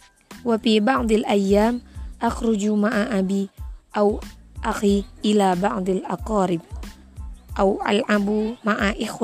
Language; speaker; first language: Arabic; non-native, learner; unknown